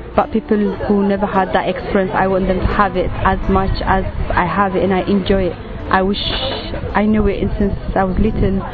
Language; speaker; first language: English; non-native, fluent; Tigrinya